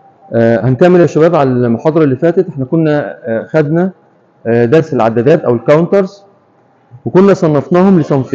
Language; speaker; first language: Arabic; native; Arabic